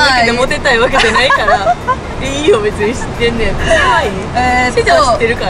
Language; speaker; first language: Japanese; native; Japanese